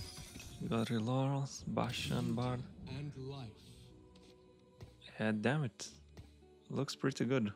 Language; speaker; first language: English; non-native, fluent; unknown